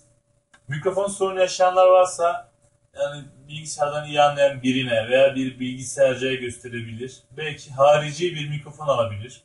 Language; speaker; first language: Turkish; native; Turkish